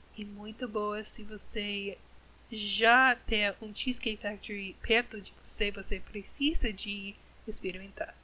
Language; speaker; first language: Portuguese; non-native, learner; English